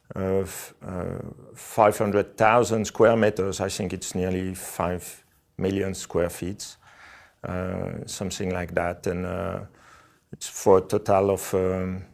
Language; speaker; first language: English; non-native, fluent; French